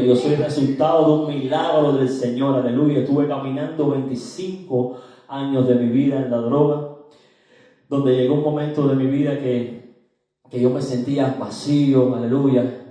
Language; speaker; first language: Spanish; native; Spanish